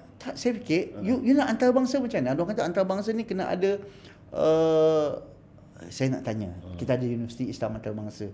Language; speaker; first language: Malay; native; Malay